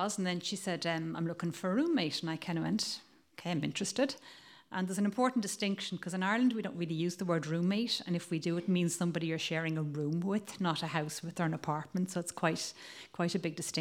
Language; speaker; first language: English; native; English